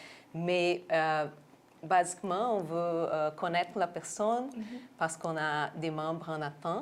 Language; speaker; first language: French; non-native, local second language; English